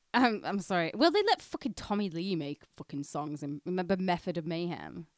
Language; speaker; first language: English; native; English